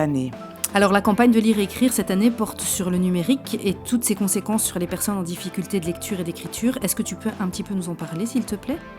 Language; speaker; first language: French; native; French